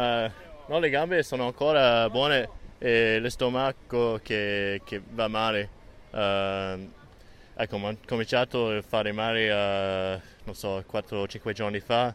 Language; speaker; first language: Italian; non-native, learner; English